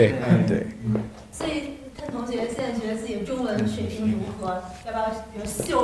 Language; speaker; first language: Chinese; native; Chinese